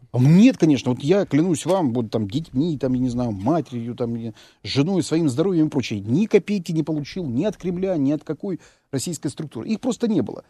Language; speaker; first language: Russian; native; Russian